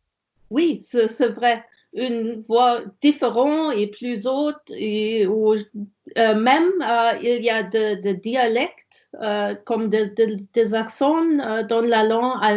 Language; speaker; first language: French; non-native, learner; German